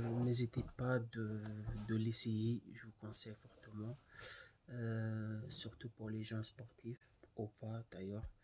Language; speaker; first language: French; non-native, local second language; Arabic